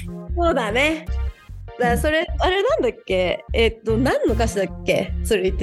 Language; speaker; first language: Japanese; native; Japanese